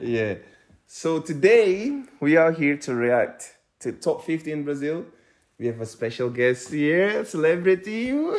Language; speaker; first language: English; non-native, fluent; Portuguese